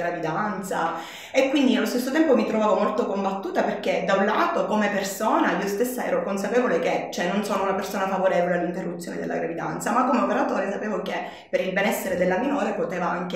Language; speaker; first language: Italian; native; Italian